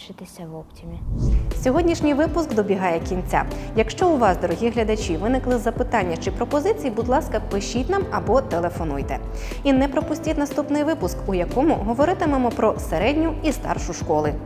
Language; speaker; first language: Ukrainian; native; Ukrainian